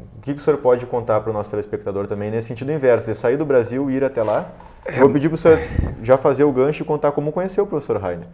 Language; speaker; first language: Portuguese; native; Portuguese